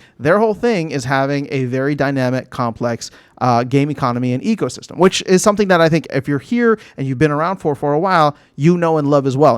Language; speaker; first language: English; native; English